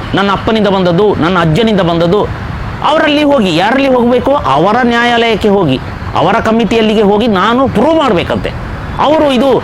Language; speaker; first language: Kannada; non-native, local second language; Kodava